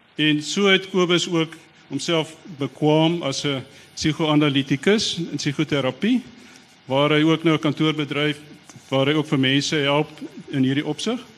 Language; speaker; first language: Afrikaans; native; Afrikaans